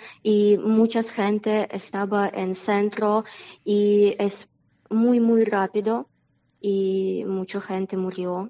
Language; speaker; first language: Spanish; non-native, learner; Ukrainian